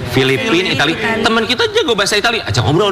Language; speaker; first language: Indonesian; native; Indonesian